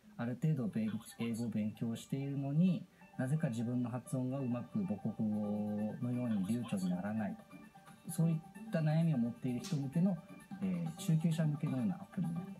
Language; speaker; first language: Japanese; native; Japanese